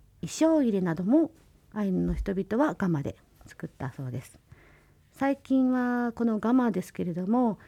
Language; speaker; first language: Japanese; native; Japanese